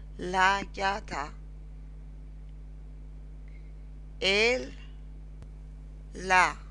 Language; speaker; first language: Spanish; non-native, learner; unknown